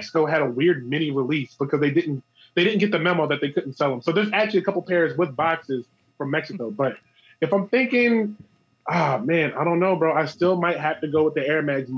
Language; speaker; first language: English; native; English